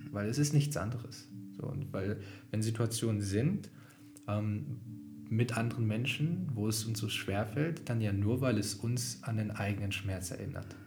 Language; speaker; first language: German; early bilingual, other home language; Albanian